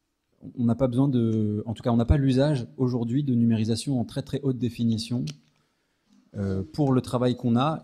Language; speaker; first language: French; native; French